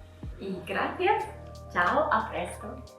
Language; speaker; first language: Spanish; non-native, fluent; Italian